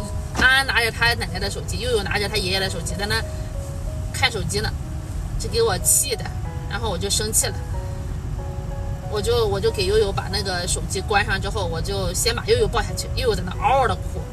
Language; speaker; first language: Chinese; native; Chinese